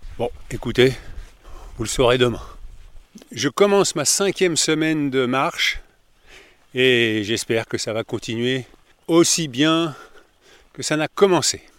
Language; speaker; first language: French; native; French